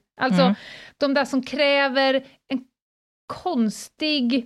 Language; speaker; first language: Swedish; native; Swedish